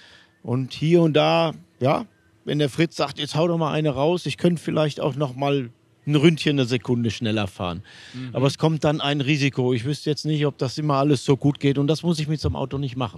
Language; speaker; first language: German; native; German